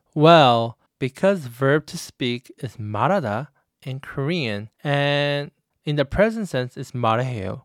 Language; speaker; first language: English; native; English